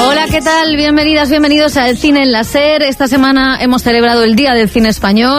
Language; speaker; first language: Spanish; native; Spanish